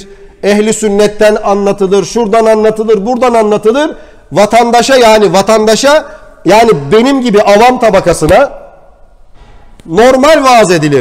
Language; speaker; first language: Turkish; native; Turkish